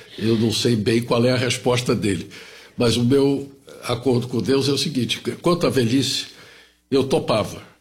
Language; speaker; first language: Portuguese; early bilingual, other home language; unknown